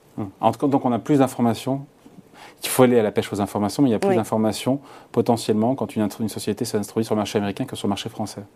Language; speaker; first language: French; native; French